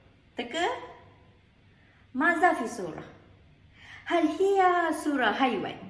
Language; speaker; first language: Arabic; non-native, learner; Malay